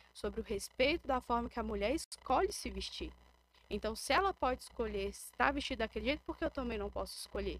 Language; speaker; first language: Portuguese; native; Portuguese